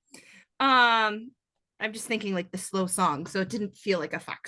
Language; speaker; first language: English; native; English